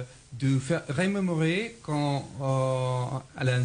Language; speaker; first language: French; non-native, fluent; Spanish